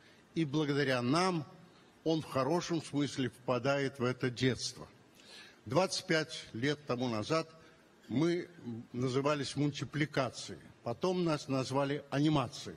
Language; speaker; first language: Russian; native; Russian